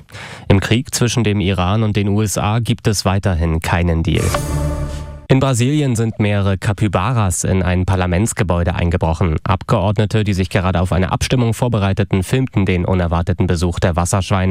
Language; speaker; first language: German; native; German